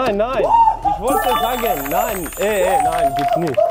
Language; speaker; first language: German; non-native, learner; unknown